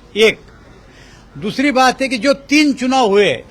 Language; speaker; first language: Hindi; non-native, local second language; Marathi